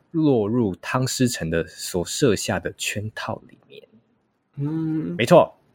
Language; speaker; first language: Chinese; native; Chinese